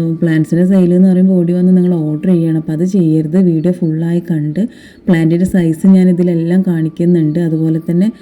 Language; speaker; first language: Malayalam; native; Malayalam